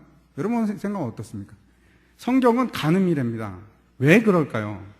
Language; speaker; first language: Korean; native; Korean